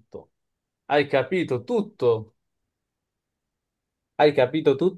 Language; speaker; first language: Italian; non-native, learner; Bangla